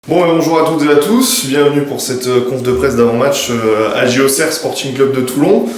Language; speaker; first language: French; native; French